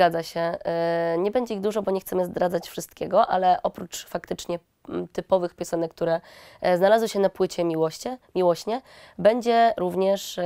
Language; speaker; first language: Polish; native; Polish